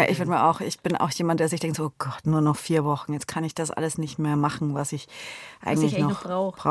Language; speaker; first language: German; native; German